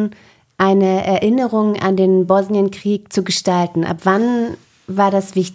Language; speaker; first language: German; native; German